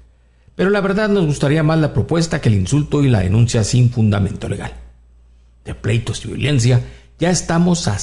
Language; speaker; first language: Spanish; native; Spanish